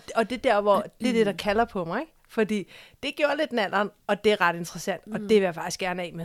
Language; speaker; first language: Danish; native; Danish